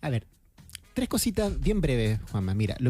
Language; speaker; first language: Spanish; native; Spanish